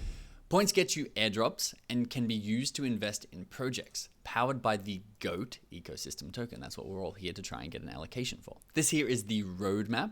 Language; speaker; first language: English; native; English